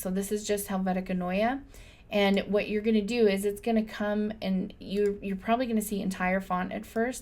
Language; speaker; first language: English; native; English